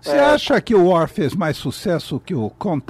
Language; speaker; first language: Portuguese; native; Portuguese